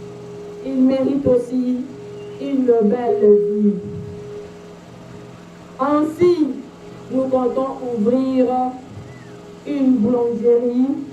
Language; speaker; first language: French; non-native, local second language; Lingala